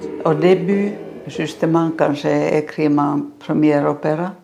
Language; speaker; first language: French; non-native, fluent; Finnish